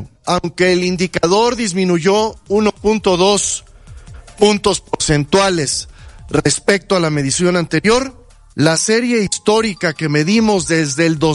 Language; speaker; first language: Spanish; native; Spanish